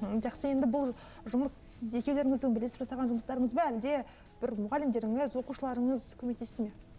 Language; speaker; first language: Kazakh; native; Kazakh